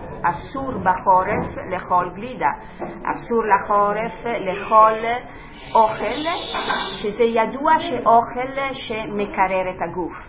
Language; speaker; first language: Hebrew; non-native, fluent; Italian